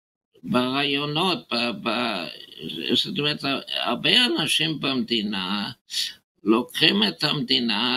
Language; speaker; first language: Hebrew; non-native, fluent; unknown